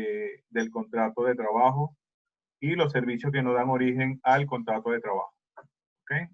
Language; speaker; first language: Spanish; native; Spanish